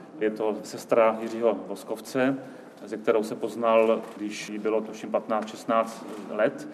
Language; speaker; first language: Czech; native; Czech